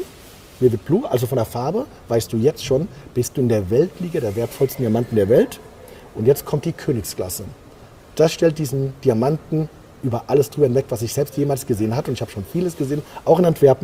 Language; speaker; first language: German; native; German